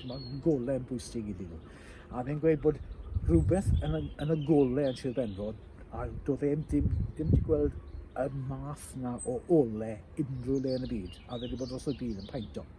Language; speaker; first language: Welsh; native; Welsh